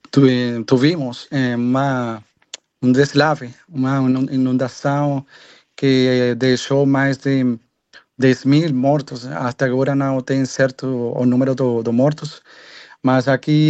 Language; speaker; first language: Portuguese; non-native, learner; Spanish